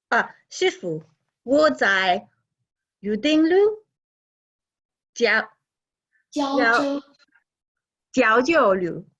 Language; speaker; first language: Chinese; non-native, learner; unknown